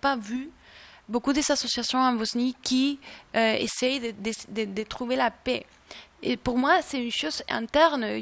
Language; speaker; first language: French; non-native, learner; Spanish